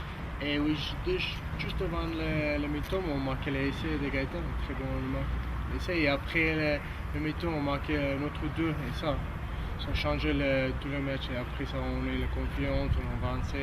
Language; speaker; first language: French; non-native, learner; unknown